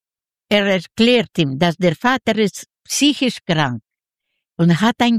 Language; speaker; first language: German; non-native, learner; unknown